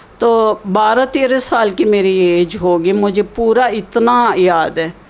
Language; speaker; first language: Hindi; native; Hindi